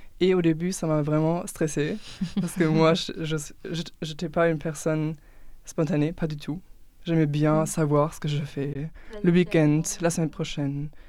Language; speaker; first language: French; non-native, fluent; German